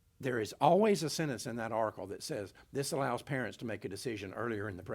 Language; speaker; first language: English; native; English